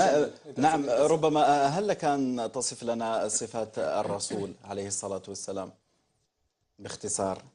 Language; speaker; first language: Arabic; native; Arabic